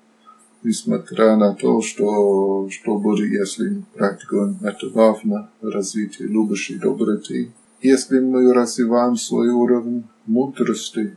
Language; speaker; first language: Russian; non-native, fluent; Slovak